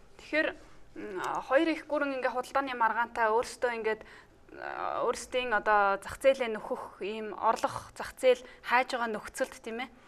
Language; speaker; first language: Mongolian; native; Mongolian